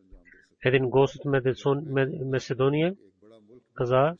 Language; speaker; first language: Bulgarian; non-native, fluent; Urdu